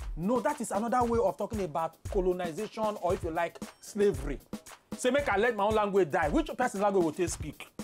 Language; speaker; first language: Nigerian Pidgin; non-native, local second language; Igbo